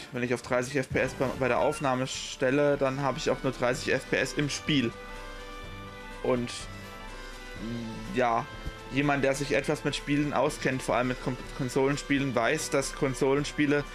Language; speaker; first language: German; native; German